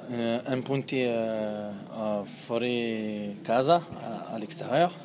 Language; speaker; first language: Italian; non-native, learner; French